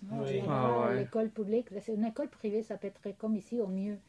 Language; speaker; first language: French; non-native, fluent; Spanish